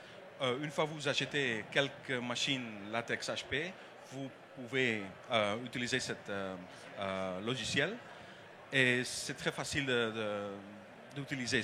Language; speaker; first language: French; non-native, learner; Dutch